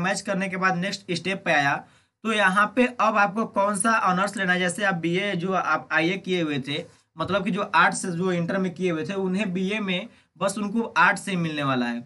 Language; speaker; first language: Hindi; native; Hindi